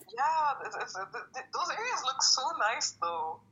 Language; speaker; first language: English; non-native, fluent; French